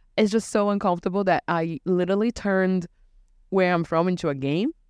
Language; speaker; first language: English; non-native, fluent; Portuguese